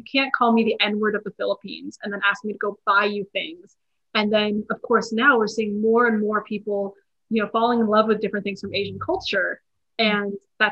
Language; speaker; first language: English; native; English